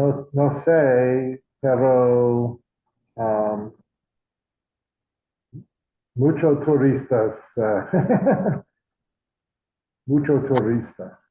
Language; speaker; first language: Spanish; non-native, learner; English